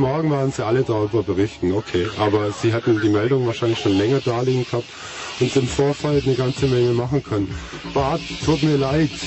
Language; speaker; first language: German; native; German